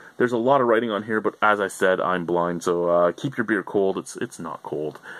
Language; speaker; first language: English; native; English